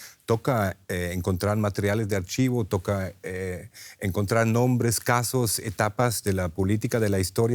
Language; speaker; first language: Spanish; non-native, fluent; German